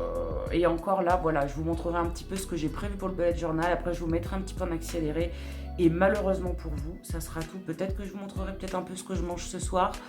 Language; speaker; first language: French; native; French